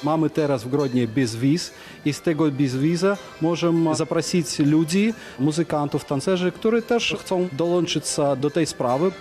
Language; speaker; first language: Polish; non-native, learner; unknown